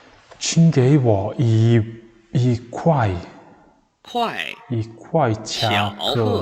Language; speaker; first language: Chinese; non-native, fluent; Mongolian